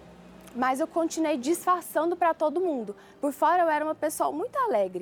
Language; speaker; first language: Portuguese; early bilingual, other home language; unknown